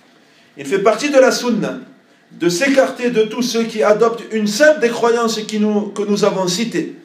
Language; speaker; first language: French; native; French